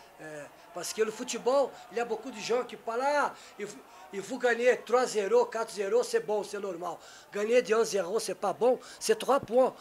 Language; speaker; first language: French; non-native, learner; Portuguese